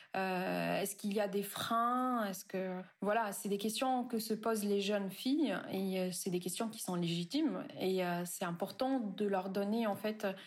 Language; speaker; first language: French; non-native, local second language; Arabic